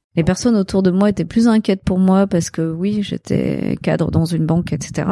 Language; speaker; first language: French; native; French